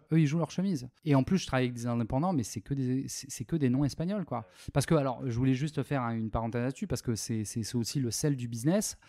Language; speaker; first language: French; native; French